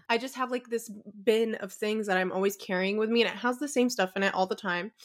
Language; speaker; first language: English; early bilingual, other home language; Arabic